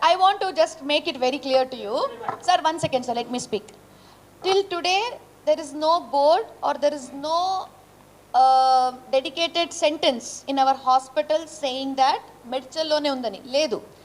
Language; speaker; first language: English; non-native, local second language; Telugu